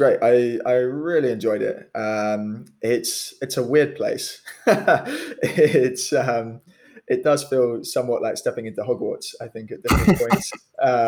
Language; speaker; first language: English; native; English